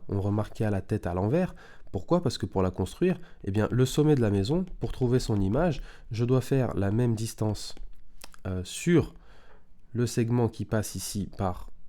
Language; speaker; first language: French; native; French